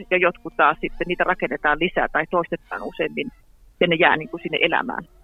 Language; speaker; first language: Finnish; native; Finnish